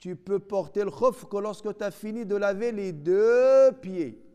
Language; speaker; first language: French; non-native, local second language; Arabic